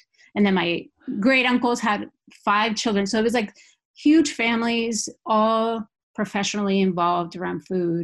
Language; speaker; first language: English; non-native, fluent; Spanish